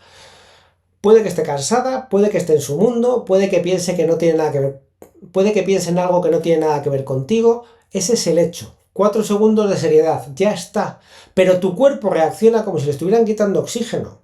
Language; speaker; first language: Spanish; native; Spanish